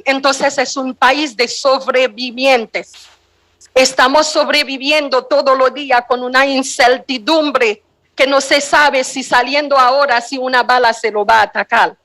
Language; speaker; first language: Spanish; non-native, fluent; Haitian Creole